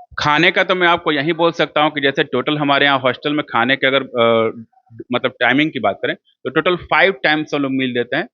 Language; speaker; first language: Hindi; native; Hindi